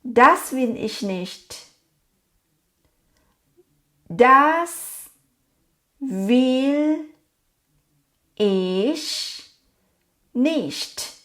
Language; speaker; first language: German; non-native, fluent; Thai